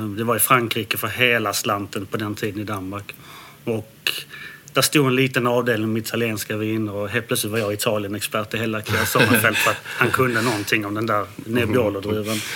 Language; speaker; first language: Swedish; early bilingual, other home language; Danish